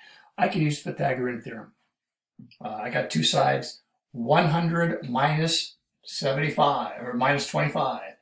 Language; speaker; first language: English; native; English